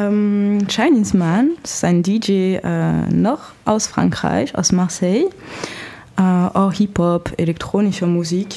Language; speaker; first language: German; non-native, fluent; French